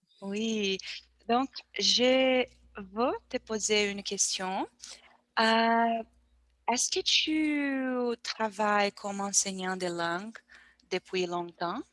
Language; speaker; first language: French; non-native, learner; Portuguese